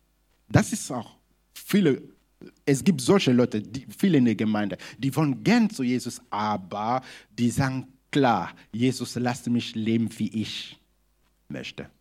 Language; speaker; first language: German; non-native, fluent; Lingala